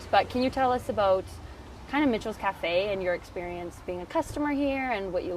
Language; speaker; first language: English; native; English